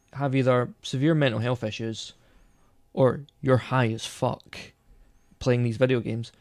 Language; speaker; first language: English; native; English